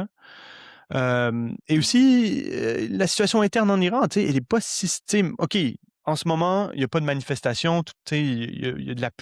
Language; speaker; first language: French; native; French